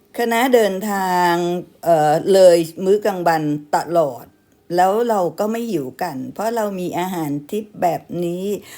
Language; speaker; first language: Thai; native; Thai